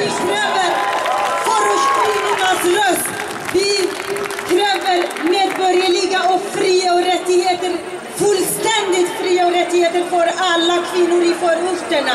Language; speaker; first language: Swedish; non-native, fluent; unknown